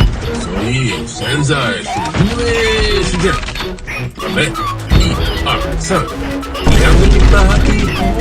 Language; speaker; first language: Chinese; non-native, learner; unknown